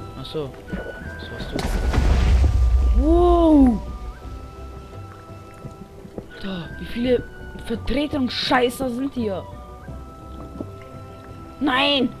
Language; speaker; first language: German; native; German